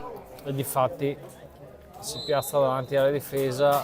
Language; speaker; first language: Italian; native; Italian